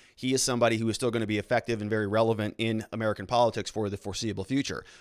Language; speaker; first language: English; native; English